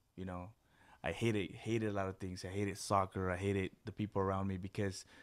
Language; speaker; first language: English; early bilingual, other home language; Spanish